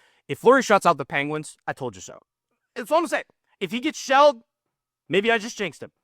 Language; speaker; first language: English; native; English